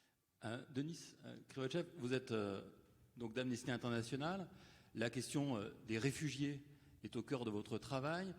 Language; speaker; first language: French; native; French